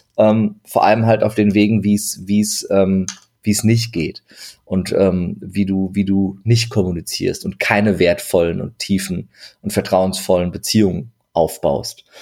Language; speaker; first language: German; early bilingual, other home language; Turkish